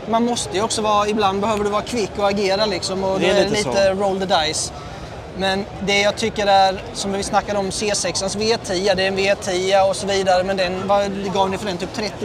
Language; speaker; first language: Swedish; native; Swedish